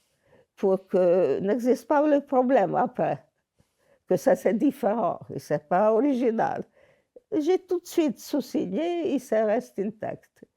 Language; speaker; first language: French; non-native, learner; Hungarian